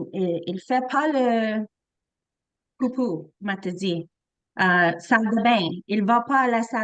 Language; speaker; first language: French; non-native, local second language; English